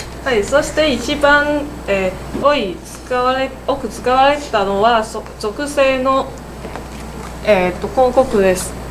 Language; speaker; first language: Japanese; non-native, learner; Cantonese